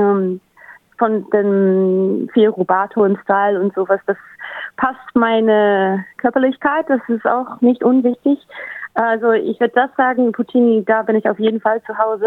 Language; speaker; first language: German; native; German